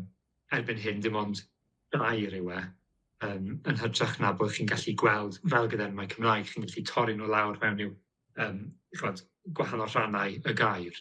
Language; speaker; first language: Welsh; native; Welsh